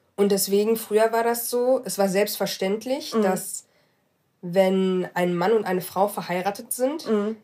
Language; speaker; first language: German; early bilingual, other home language; Arabic